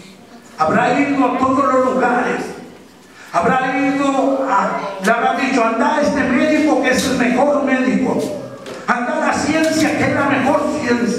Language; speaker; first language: Spanish; native; Spanish